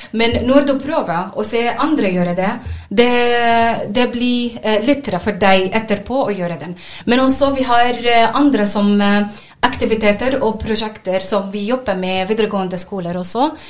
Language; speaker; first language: Norwegian; non-native, learner; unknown